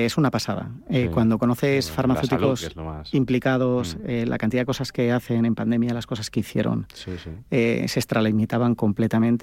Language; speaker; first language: Spanish; native; Spanish